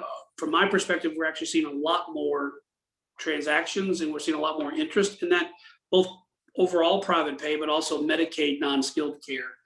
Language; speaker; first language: English; native; English